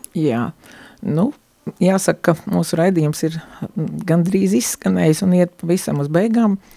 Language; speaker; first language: Latvian; native; Latvian